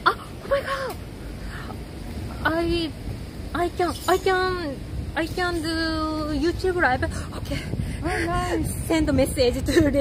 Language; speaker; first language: English; non-native, learner; Japanese